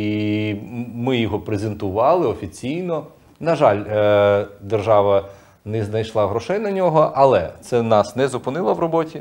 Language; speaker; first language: Ukrainian; non-native, local second language; Russian